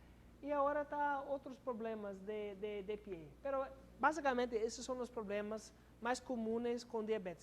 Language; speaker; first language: Spanish; non-native, learner; English